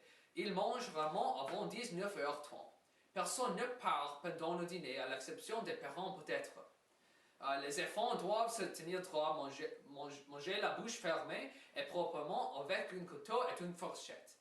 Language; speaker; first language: French; non-native, learner; English